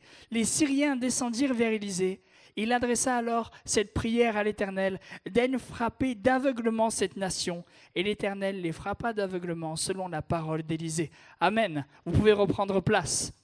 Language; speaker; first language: French; native; French